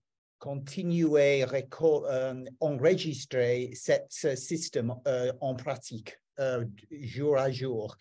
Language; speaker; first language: French; non-native, learner; English